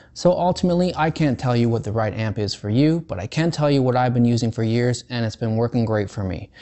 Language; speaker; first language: English; native; English